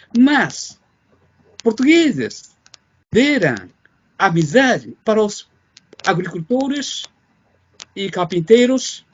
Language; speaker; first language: Portuguese; non-native, fluent; Japanese